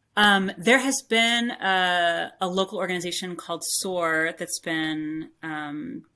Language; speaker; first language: English; native; English